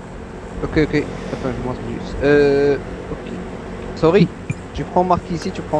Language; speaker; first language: French; native; French